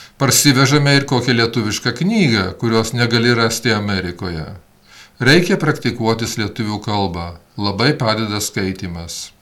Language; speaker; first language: Lithuanian; early bilingual, heritage; Lithuanian